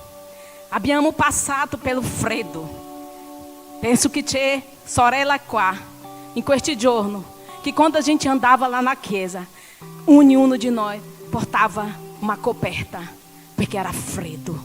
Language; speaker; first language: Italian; non-native, learner; Portuguese